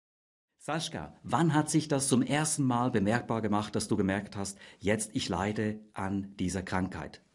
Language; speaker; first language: German; native; German